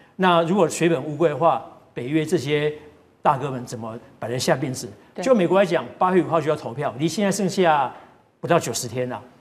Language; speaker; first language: Chinese; native; Chinese